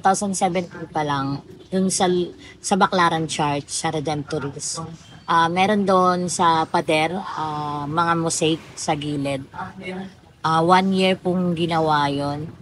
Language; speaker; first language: Filipino; native; Filipino